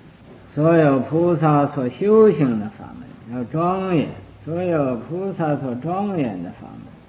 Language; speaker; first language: Chinese; native; Chinese